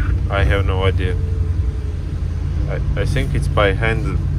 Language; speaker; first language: English; non-native, fluent; Georgian